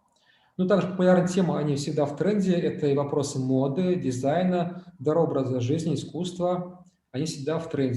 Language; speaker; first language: Russian; native; Russian